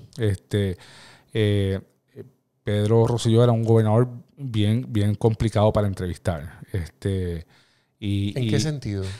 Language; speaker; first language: Spanish; native; Spanish